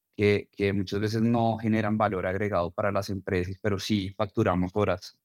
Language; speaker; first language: Spanish; native; Spanish